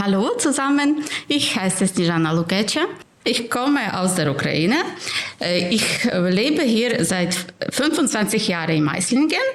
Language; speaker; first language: German; non-native, fluent; Ukrainian